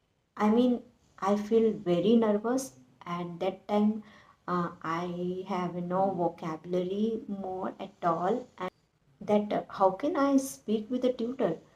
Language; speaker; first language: English; non-native, learner; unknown